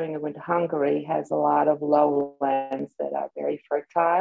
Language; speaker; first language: English; non-native, fluent; Slovak